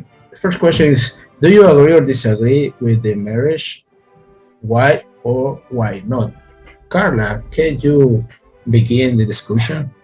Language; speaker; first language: English; non-native, learner; Spanish